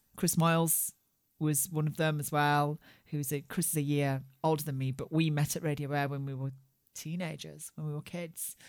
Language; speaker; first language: English; native; English